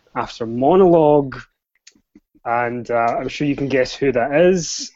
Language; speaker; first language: English; native; English